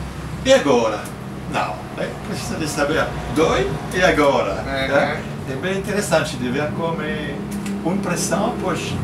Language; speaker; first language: Spanish; non-native, learner; Portuguese